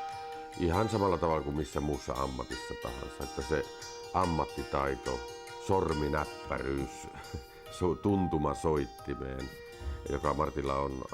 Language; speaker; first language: Finnish; native; Finnish